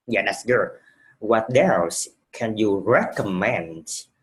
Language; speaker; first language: English; non-native, fluent; Vietnamese